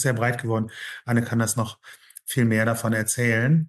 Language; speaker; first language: German; native; German